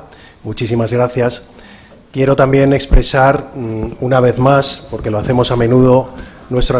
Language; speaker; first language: Spanish; native; Spanish